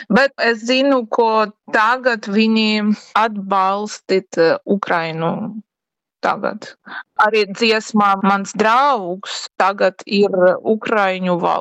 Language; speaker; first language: Latvian; non-native, learner; Ukrainian